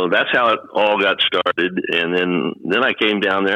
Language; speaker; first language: English; native; English